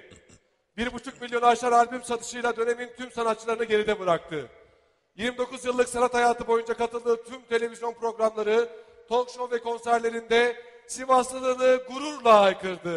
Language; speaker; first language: Turkish; native; Turkish